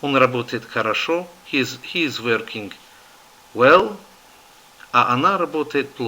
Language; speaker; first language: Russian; non-native, fluent; English